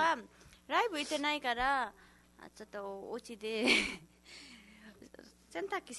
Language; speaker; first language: Japanese; non-native, learner; Nepali